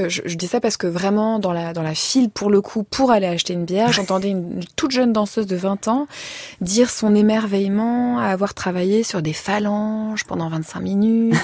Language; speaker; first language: French; native; French